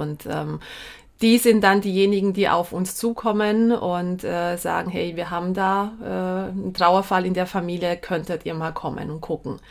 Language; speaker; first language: German; early bilingual, heritage; German